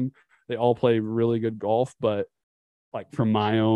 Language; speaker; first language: English; native; English